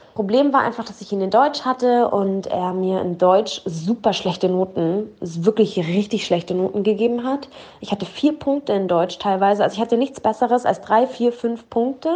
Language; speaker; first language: German; early bilingual, other home language; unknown